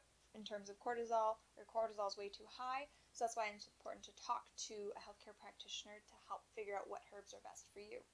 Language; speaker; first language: English; native; English